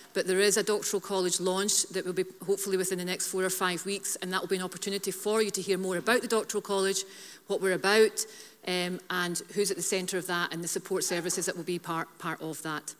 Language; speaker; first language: English; native; English